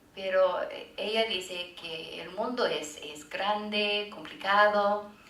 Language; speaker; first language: Spanish; non-native, learner; English